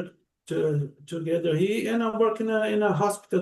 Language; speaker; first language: English; non-native, learner; Portuguese